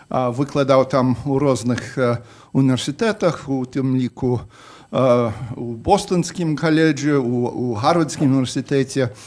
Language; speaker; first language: Belarusian; non-native, fluent; English